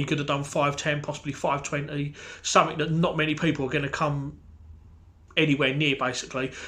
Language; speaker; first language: English; native; English